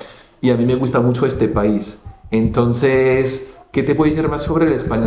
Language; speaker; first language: Spanish; non-native, fluent; Italian